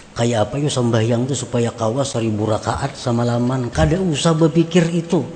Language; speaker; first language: Indonesian; non-native, local second language; Banjar